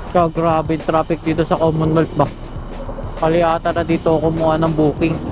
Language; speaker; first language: Filipino; native; Filipino